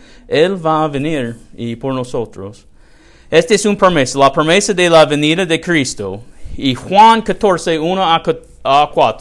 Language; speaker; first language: Spanish; non-native, learner; English